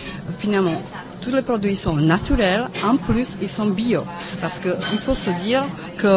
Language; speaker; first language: French; non-native, learner; Czech